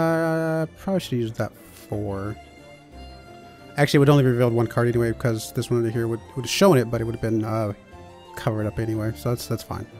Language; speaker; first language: English; native; English